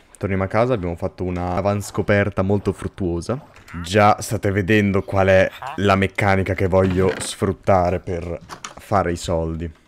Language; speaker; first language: Italian; native; Italian